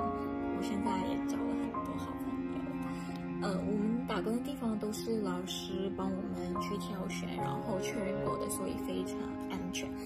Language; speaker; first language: Chinese; non-native, fluent; Burmese